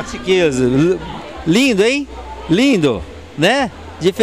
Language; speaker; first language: Portuguese; native; Portuguese